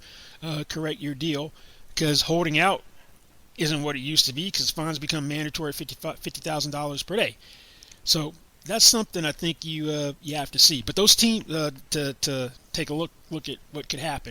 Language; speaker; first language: English; native; English